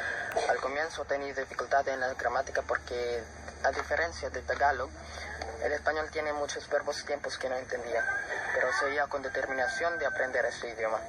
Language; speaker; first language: Spanish; non-native, fluent; Filipino